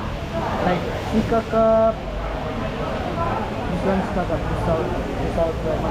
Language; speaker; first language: English; non-native, learner; Indonesian